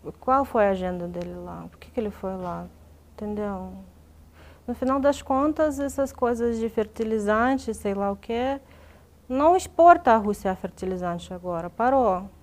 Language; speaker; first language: Portuguese; non-native, fluent; Russian